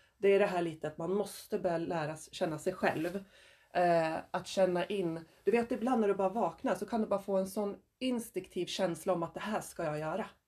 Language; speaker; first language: Swedish; native; Swedish